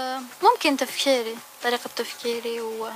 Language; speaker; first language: Arabic; native; Arabic